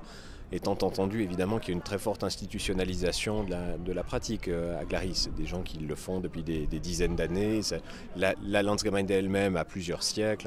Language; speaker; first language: French; native; French